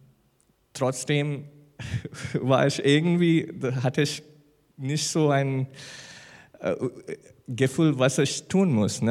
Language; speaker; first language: German; non-native, learner; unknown